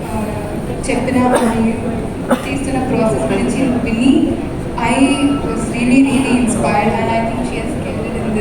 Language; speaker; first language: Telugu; non-native, fluent; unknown